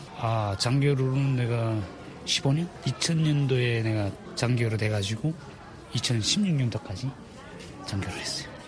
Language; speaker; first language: Korean; native; Korean